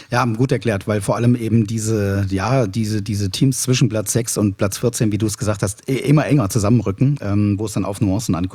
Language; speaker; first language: German; native; German